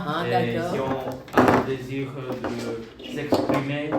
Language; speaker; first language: French; non-native, learner; Bulgarian